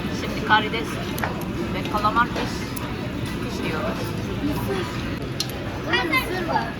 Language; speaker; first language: Turkish; non-native, learner; Japanese